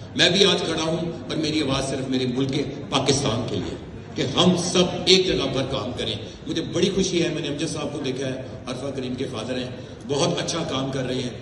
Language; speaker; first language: Urdu; early bilingual, heritage; Urdu